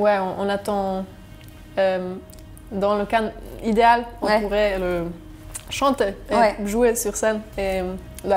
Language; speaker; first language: French; non-native, local second language; German